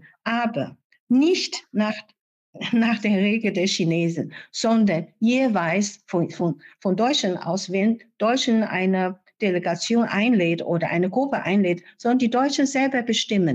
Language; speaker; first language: German; non-native, fluent; Chinese